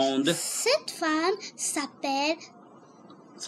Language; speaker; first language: French; non-native, learner; Arabic